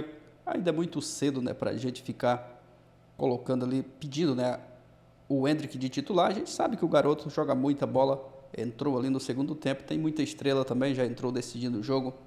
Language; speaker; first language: Portuguese; native; Portuguese